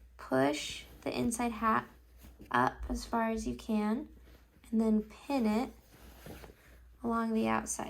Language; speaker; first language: English; native; English